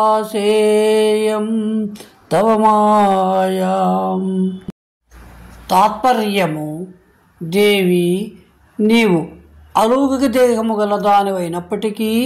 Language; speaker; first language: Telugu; native; Telugu